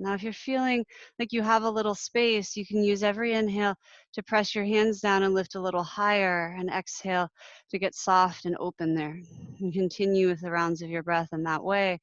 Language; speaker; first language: English; native; English